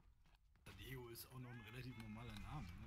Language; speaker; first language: German; native; German